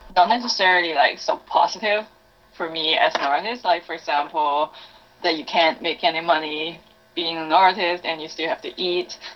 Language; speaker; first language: English; non-native, local second language; Cantonese